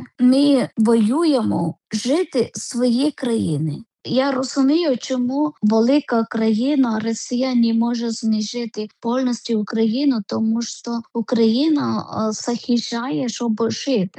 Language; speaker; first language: Ukrainian; non-native, learner; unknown